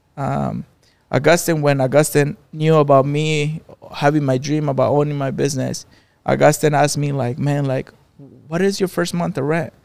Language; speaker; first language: English; non-native, fluent; Spanish